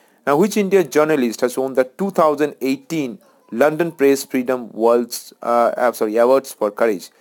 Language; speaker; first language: English; non-native, local second language; Bangla